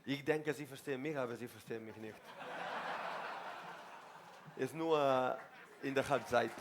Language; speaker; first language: German; non-native, learner; Spanish